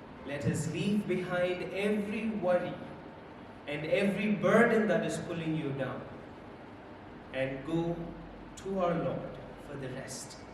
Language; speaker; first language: English; non-native, local second language; Telugu